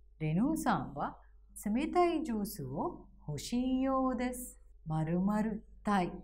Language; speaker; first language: Japanese; non-native, fluent; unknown